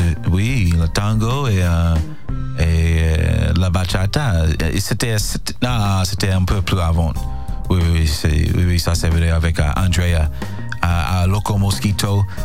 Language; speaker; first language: French; non-native, fluent; English